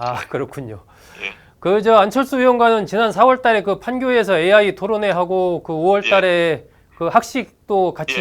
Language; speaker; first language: Korean; native; Korean